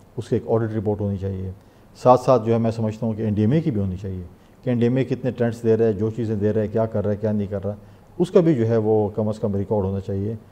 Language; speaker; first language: Urdu; non-native, local second language; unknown